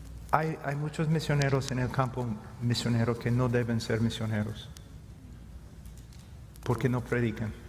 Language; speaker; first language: Spanish; non-native, fluent; English